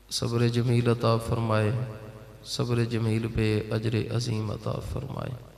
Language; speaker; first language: Urdu; non-native, local second language; Punjabi